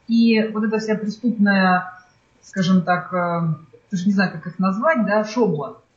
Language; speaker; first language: Russian; native; Russian